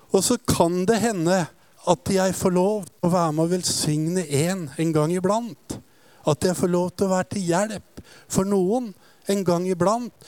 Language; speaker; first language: Norwegian; native; Norwegian